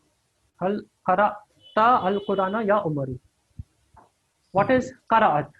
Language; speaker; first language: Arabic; non-native, fluent; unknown